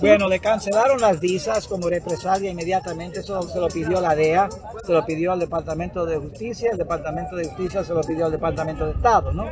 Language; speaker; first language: Spanish; non-native, fluent; English